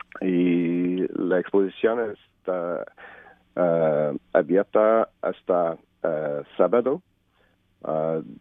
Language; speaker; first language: Spanish; non-native, learner; French